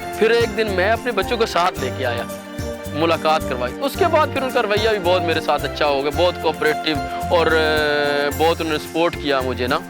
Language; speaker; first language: Urdu; non-native, local second language; Punjabi